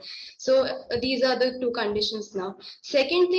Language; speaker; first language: English; non-native, local second language; Marathi